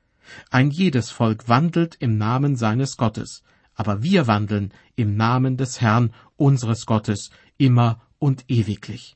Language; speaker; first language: German; native; German